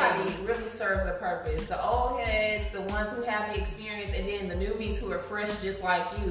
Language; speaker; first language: English; native; English